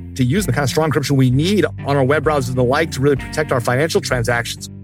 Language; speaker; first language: English; early bilingual, other home language; Hindi